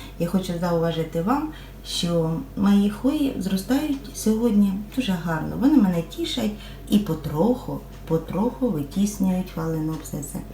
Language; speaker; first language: Ukrainian; non-native, local second language; Russian